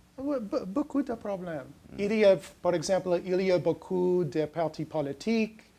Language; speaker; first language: French; non-native, learner; English